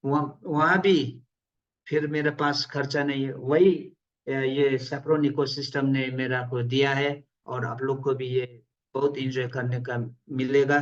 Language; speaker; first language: Hindi; non-native, local second language; Nepali